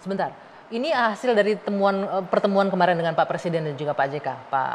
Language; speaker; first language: Indonesian; native; Indonesian